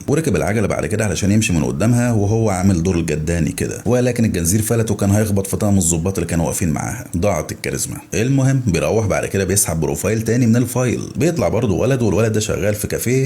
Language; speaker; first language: Arabic; native; Arabic